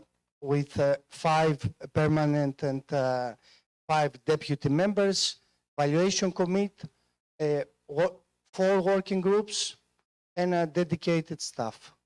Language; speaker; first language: English; non-native, fluent; Greek